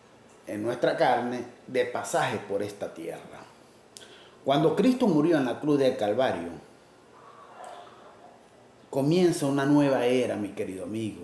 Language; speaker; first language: Spanish; native; Spanish